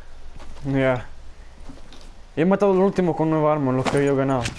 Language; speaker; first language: Spanish; non-native, learner; English